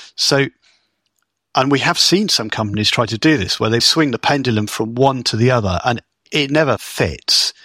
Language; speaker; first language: English; native; English